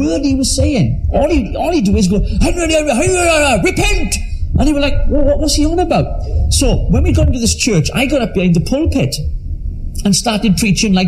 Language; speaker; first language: English; native; English